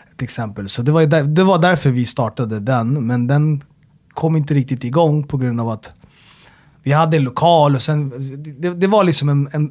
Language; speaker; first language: Swedish; early bilingual, other home language; Amharic